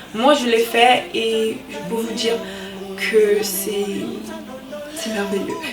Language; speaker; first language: French; native; French